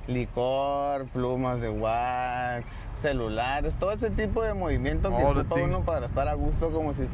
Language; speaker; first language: Spanish; native; Spanish